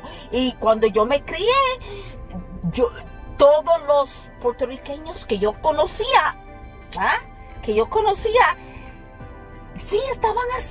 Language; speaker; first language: Spanish; early bilingual, heritage; Spanish